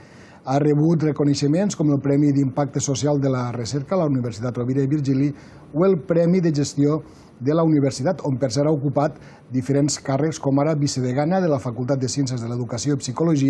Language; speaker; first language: Catalan; native; Catalan